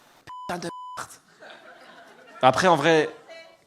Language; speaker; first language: French; native; French